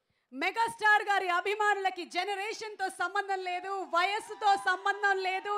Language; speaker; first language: Telugu; native; Telugu